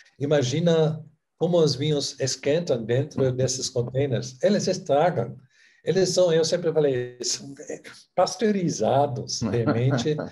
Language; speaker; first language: Portuguese; non-native, fluent; German